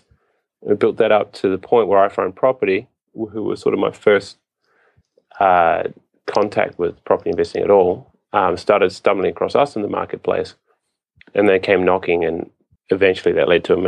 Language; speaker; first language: English; native; English